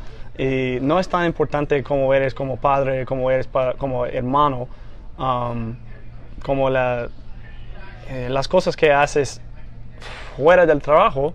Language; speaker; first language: Spanish; non-native, fluent; English